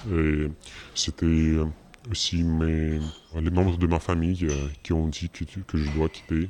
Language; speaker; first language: French; non-native, learner; Russian